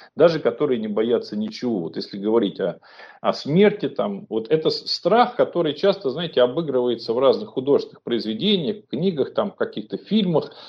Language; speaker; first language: Russian; native; Russian